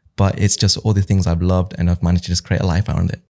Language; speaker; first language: English; early bilingual, other home language; Hindi